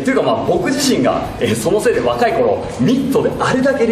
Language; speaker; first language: Japanese; native; Japanese